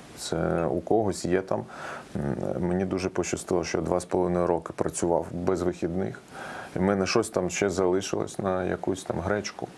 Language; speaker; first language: Ukrainian; non-native, local second language; Russian